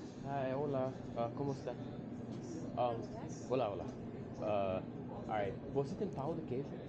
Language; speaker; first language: Portuguese; non-native, learner; English